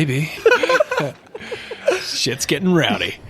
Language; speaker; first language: English; native; English